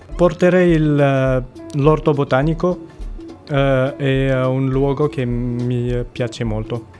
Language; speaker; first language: Italian; non-native, fluent; Arabic